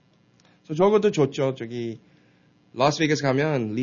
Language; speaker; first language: Korean; early bilingual, heritage; Korean